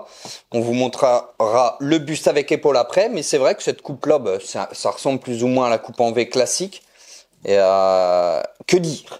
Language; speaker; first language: French; native; French